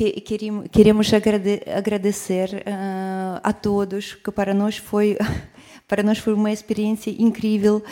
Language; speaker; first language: Portuguese; non-native, fluent; Russian